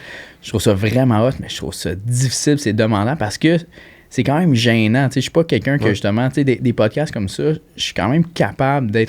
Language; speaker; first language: French; native; French